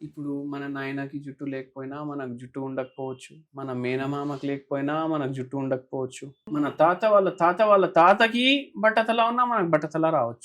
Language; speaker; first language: Telugu; native; Telugu